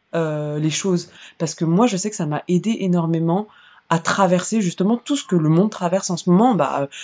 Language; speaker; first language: French; native; French